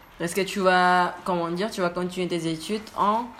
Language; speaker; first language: French; non-native, learner; Indonesian